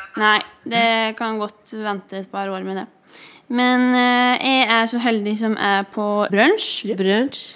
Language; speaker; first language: Norwegian; native; Norwegian